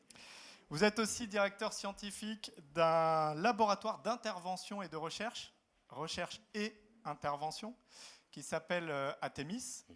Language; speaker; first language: French; native; French